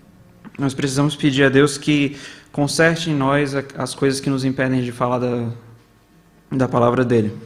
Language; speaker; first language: Portuguese; native; Portuguese